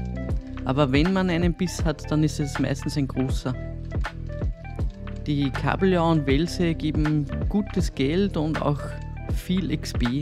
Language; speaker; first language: German; native; German